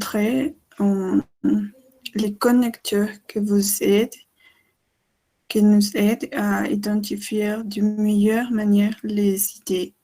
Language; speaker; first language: French; non-native, learner; Spanish